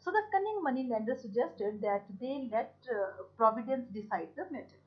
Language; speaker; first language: English; non-native, local second language; Punjabi